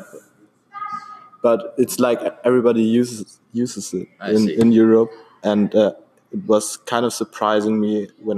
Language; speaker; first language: English; non-native, fluent; German